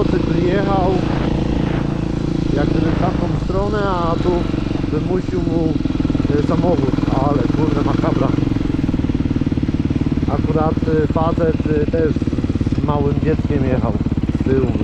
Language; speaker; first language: Polish; native; Polish